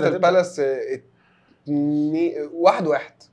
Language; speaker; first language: Arabic; native; Arabic